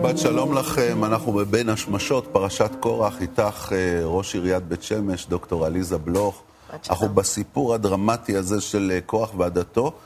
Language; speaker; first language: Hebrew; native; Hebrew